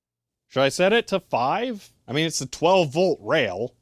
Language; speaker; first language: English; native; English